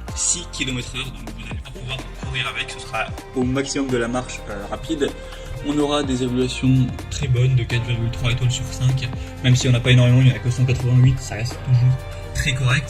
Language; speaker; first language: French; native; French